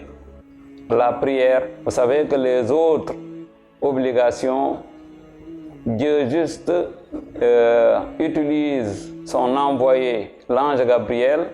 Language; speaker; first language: French; non-native, local second language; Wolof